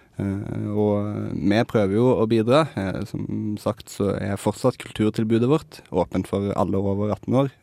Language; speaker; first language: Norwegian; native; Norwegian